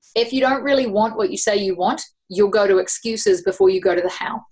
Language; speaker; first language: English; native; English